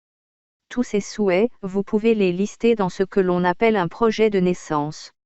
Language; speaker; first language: French; native; French